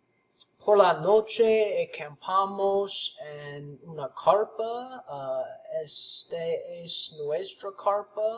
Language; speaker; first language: Spanish; non-native, learner; English